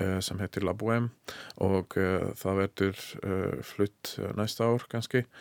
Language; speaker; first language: Icelandic; non-native, learner; Hungarian